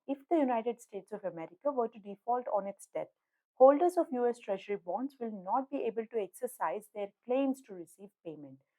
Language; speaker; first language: English; non-native, local second language; Telugu